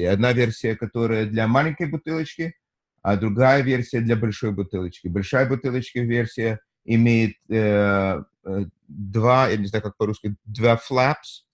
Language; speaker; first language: Russian; early bilingual, heritage; Russian